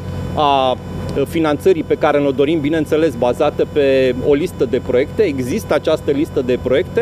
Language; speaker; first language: Romanian; native; Romanian